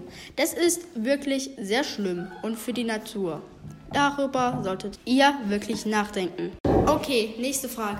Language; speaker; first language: German; native; German